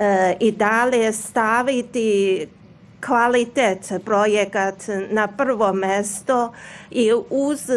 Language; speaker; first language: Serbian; non-native, learner; Chinese